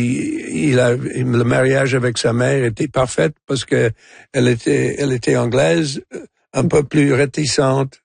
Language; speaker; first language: French; non-native, local second language; English